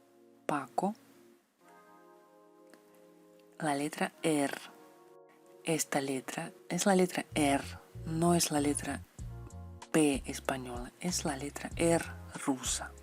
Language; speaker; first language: Spanish; non-native, fluent; Russian